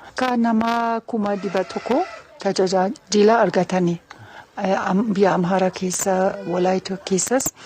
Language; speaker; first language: Oromo; non-native, fluent; German